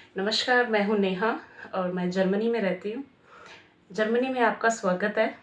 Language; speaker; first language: Hindi; native; Hindi